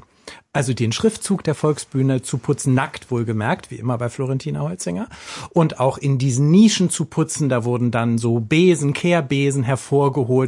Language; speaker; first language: German; native; German